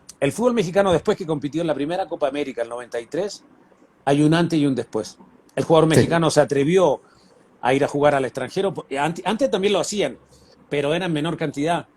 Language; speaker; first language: Spanish; native; Spanish